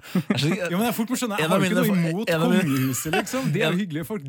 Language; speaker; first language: Norwegian; native; Norwegian